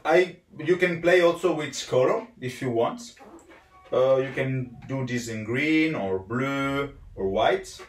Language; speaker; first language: English; non-native, learner; Italian